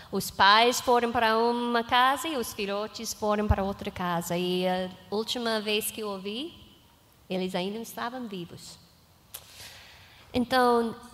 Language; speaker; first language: Portuguese; non-native, learner; English